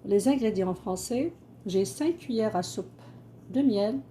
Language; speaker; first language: French; non-native, local second language; Arabic